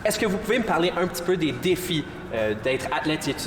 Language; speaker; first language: French; native; French